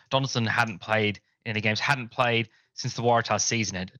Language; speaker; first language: English; native; English